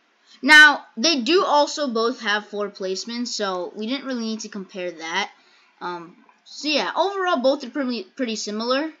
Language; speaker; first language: English; native; English